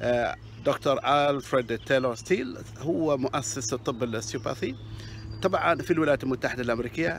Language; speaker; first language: Arabic; native; Arabic